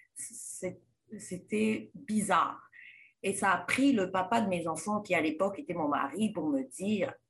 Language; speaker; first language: French; non-native, local second language; Lingala